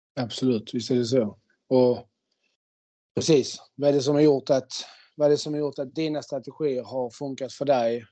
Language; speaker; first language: Swedish; native; Swedish